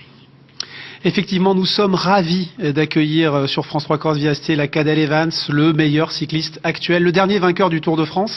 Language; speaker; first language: French; native; French